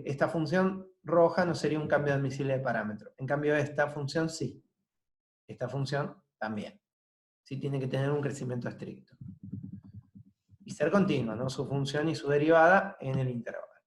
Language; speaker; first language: Spanish; native; Spanish